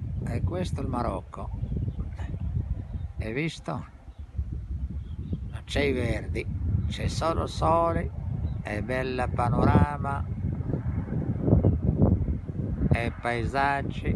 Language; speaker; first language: Italian; non-native, learner; Arabic